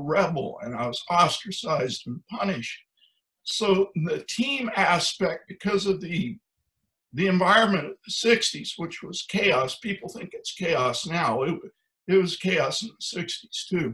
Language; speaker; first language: English; native; English